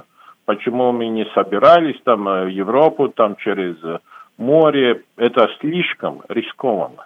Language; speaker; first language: Russian; non-native, local second language; Latvian